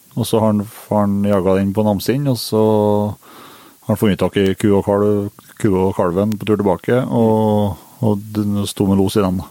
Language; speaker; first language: Norwegian; native; Norwegian